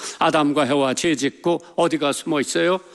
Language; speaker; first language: Korean; native; Korean